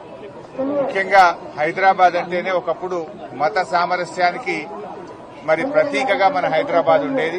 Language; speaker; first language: Telugu; native; Telugu